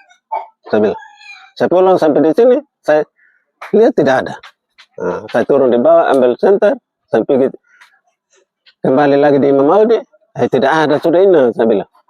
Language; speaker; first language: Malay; non-native, local second language; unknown